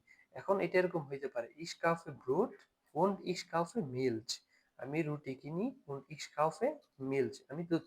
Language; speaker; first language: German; non-native, fluent; Bangla